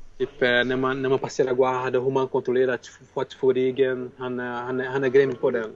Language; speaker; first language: Swedish; non-native, fluent; Portuguese